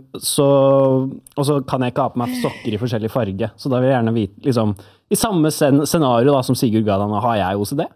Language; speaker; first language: Norwegian; native; Norwegian